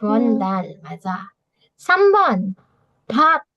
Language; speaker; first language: Korean; non-native, fluent; Indonesian